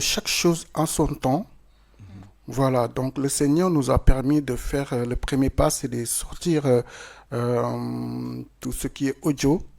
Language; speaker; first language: French; non-native, local second language; Wolof